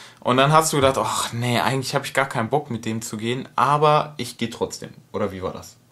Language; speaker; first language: German; native; German